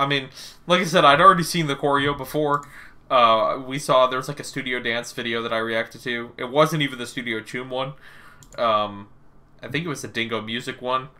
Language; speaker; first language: English; native; English